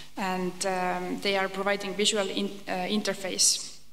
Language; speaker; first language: English; non-native, fluent; Estonian